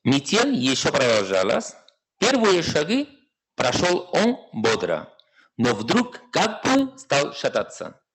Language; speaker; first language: Russian; non-native, fluent; Spanish